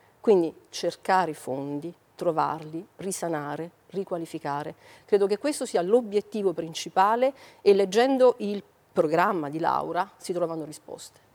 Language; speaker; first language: Italian; native; Italian